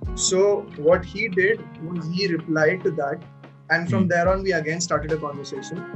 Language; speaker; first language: English; non-native, local second language; Hindi